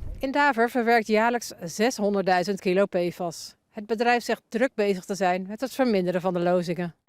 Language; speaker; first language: Dutch; native; Dutch